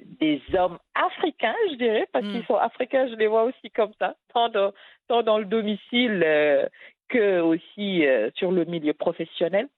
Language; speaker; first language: French; non-native, local second language; Wolof